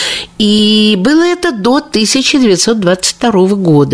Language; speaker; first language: Russian; native; Russian